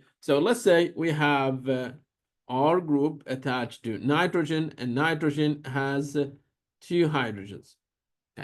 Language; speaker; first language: English; non-native, fluent; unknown